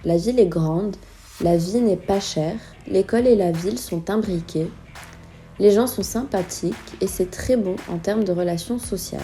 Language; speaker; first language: French; non-native, fluent; Azerbaijani